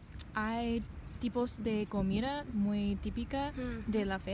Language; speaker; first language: Spanish; non-native, learner; English